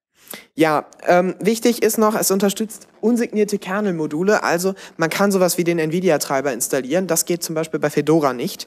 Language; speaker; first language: German; native; German